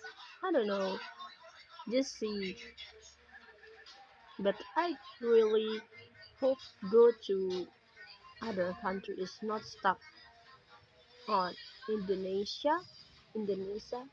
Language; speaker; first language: English; non-native, learner; Indonesian